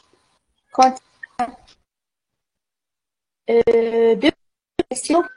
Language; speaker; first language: French; non-native, local second language; Arabic